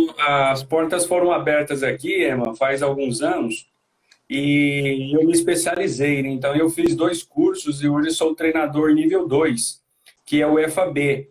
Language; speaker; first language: Portuguese; native; Portuguese